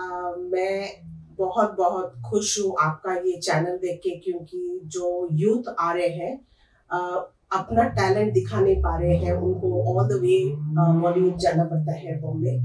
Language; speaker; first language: Hindi; non-native, local second language; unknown